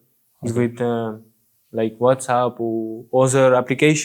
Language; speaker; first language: English; non-native, learner; French